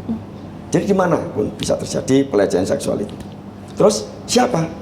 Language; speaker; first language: Indonesian; native; Indonesian